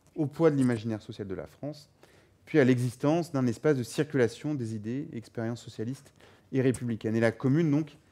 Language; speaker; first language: French; native; French